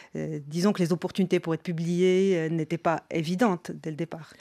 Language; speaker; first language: French; non-native, local second language; Arabic